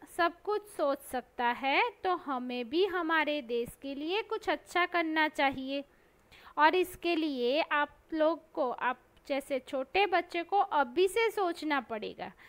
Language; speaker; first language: Hindi; non-native, local second language; Gujarati